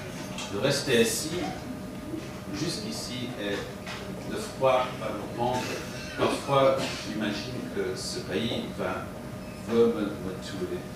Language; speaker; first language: French; non-native, fluent; English